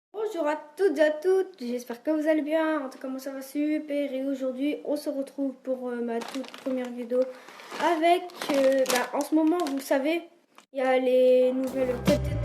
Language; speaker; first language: French; native; French